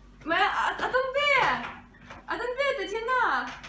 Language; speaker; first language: French; non-native, fluent; Russian